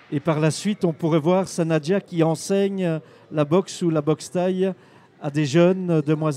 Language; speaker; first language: French; native; French